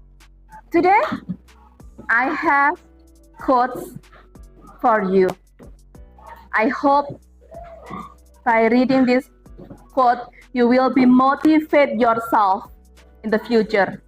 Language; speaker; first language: English; non-native, fluent; Indonesian